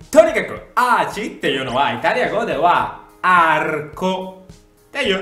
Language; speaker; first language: Japanese; non-native, fluent; Italian